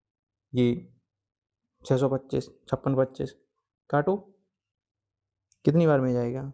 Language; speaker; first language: Hindi; native; Hindi